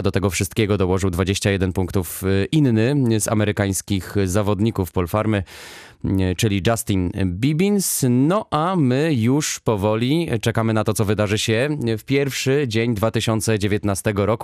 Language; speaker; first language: Polish; native; Polish